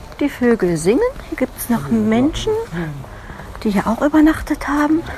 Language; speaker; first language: German; native; German